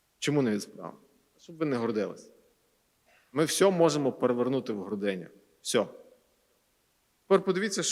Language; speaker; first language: Ukrainian; native; Ukrainian